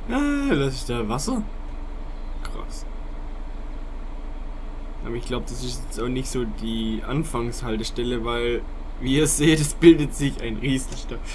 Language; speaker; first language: German; native; German